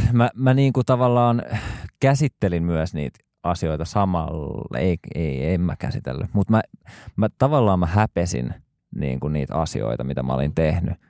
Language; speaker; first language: Finnish; early bilingual, other home language; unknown